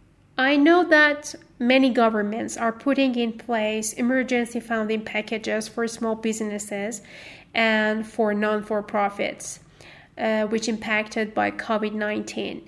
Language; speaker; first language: English; non-native, fluent; Persian